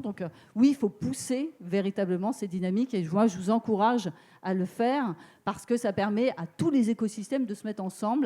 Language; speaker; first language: French; native; French